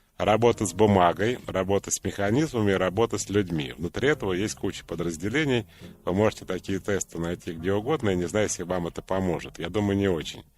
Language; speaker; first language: Russian; native; Russian